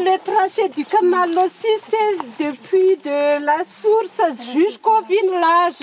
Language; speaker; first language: French; non-native, local second language; Malagasy